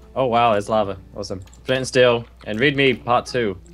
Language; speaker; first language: English; native; English